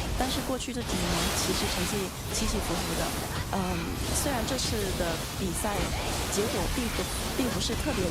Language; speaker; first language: Chinese; native; Chinese